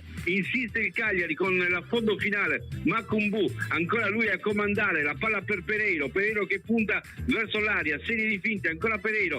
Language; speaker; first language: Italian; native; Italian